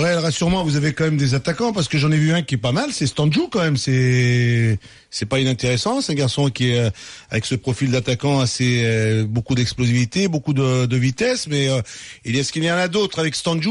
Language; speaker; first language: French; native; French